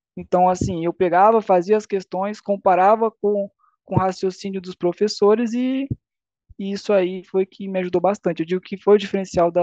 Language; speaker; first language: Portuguese; native; Portuguese